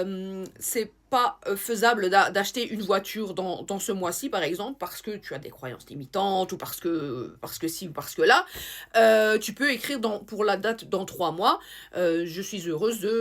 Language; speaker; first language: French; native; French